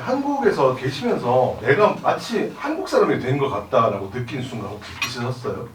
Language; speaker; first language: Korean; native; Korean